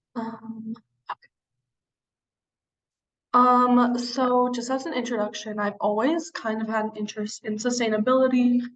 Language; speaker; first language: English; native; English